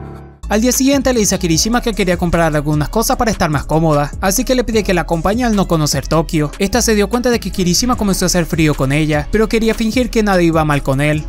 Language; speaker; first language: Spanish; native; Spanish